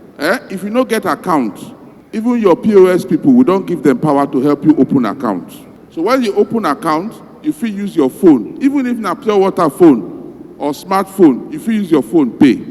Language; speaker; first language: Nigerian Pidgin; non-native, local second language; Bini